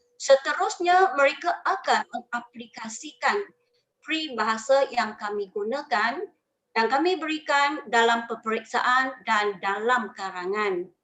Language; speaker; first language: Malay; non-native, local second language; Chinese